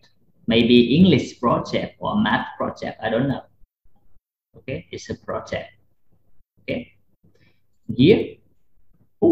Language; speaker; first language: English; non-native, fluent; Vietnamese